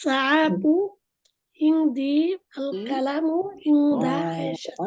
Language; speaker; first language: Arabic; non-native, learner; Bangla